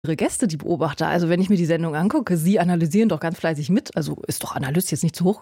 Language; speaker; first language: German; native; German